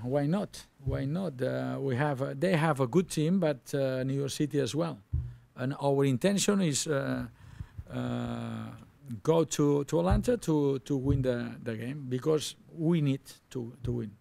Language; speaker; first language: English; non-native, learner; Catalan